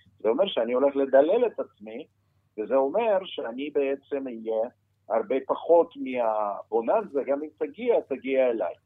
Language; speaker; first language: Hebrew; non-native, fluent; Russian